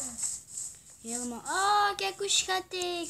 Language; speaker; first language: Dutch; early bilingual, other home language; Turkish